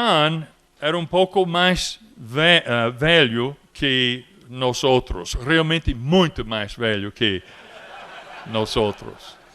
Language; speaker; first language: Portuguese; non-native, fluent; English